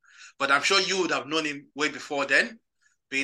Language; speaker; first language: English; non-native, local second language; Yoruba